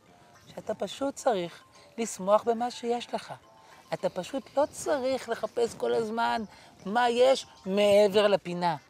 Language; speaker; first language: Hebrew; native; Hebrew